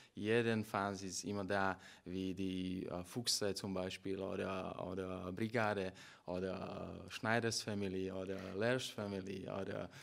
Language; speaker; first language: German; non-native, learner; Slovak